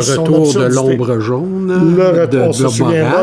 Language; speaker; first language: French; native; French